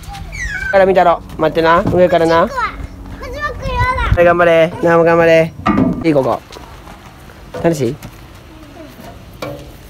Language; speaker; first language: Japanese; native; Japanese